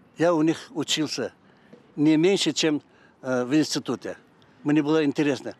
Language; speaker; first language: Russian; non-native, local second language; Karachay-Balkar